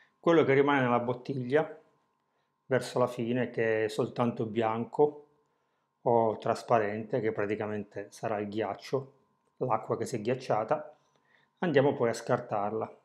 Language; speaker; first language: Italian; native; Italian